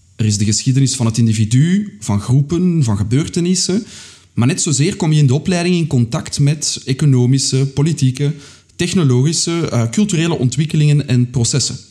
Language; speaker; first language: Dutch; native; Dutch